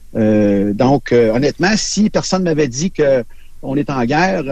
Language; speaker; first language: French; native; French